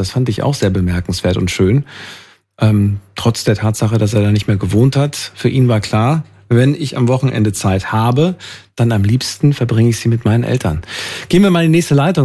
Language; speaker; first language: German; native; German